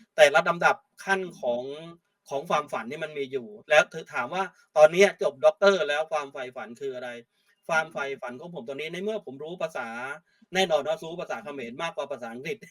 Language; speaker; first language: Thai; native; Thai